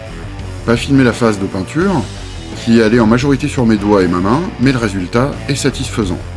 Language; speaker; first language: French; native; French